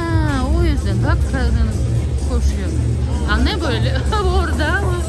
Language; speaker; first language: Turkish; non-native, learner; Russian